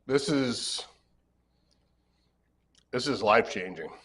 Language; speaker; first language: English; native; English